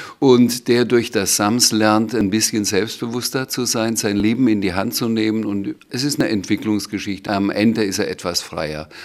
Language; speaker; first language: German; native; German